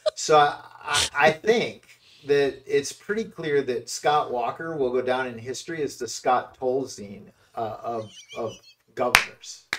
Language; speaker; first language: English; native; English